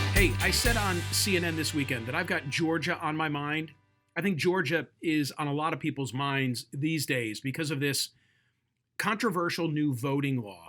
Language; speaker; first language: English; native; English